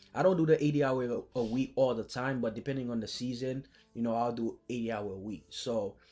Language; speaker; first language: English; early bilingual, other home language; Haitian Creole